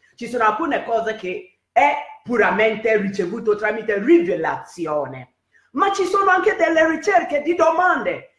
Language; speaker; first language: Italian; non-native, fluent; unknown